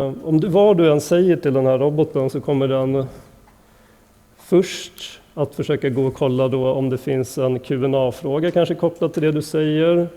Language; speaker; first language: Swedish; native; Swedish